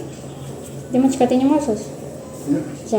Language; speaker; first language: Russian; non-native, learner; Filipino